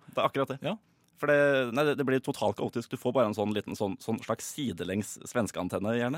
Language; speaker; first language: Norwegian; native; Norwegian